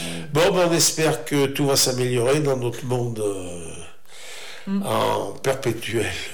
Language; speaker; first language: French; native; French